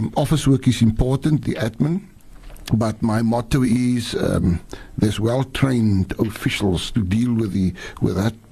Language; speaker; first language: English; non-native, local second language; Afrikaans